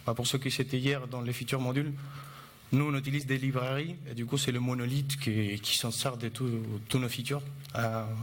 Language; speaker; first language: French; non-native, fluent; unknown